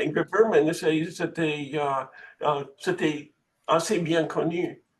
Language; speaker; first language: French; non-native, fluent; English